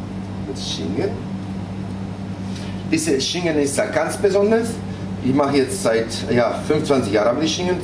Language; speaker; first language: German; non-native, fluent; Italian